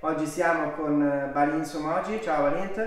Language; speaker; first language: Italian; native; Italian